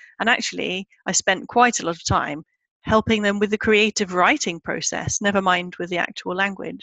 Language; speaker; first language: English; native; English